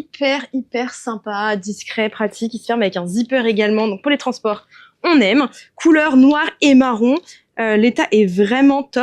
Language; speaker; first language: French; native; French